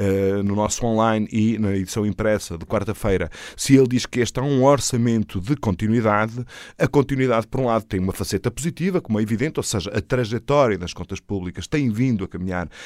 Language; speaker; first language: Portuguese; native; Portuguese